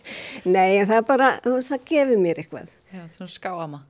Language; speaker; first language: Icelandic; native; Icelandic